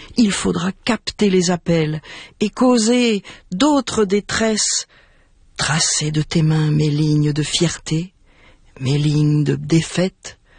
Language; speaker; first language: French; native; French